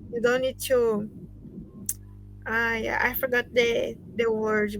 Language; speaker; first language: English; non-native, learner; Portuguese